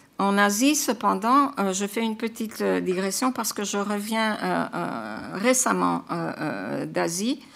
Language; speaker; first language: French; non-native, fluent; Croatian